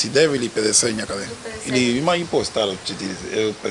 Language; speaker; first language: Bulgarian; non-native, learner; Spanish